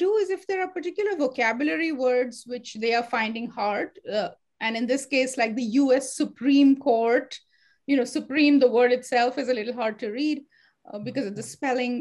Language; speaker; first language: English; non-native, local second language; Hindi